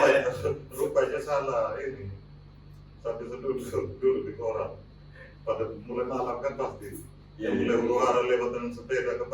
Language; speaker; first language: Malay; non-native, local second language; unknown